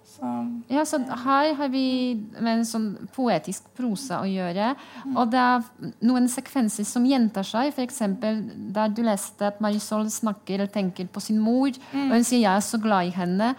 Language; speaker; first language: Norwegian; non-native, fluent; Polish